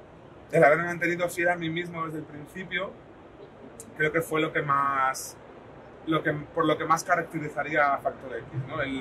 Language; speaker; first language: Spanish; native; Spanish